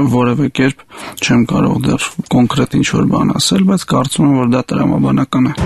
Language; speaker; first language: Armenian; native; Armenian